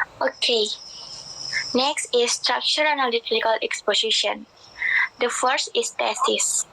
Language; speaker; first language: English; non-native, learner; Indonesian